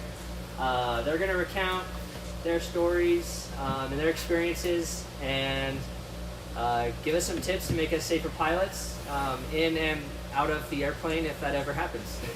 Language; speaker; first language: English; native; English